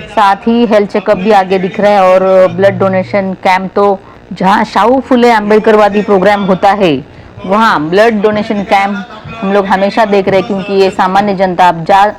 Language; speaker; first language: Hindi; non-native, local second language; Marathi